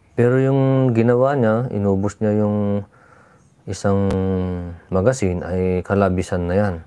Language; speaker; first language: Filipino; non-native, local second language; Iloko